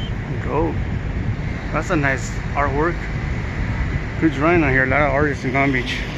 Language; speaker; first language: English; native; English